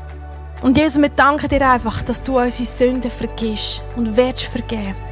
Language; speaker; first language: German; native; German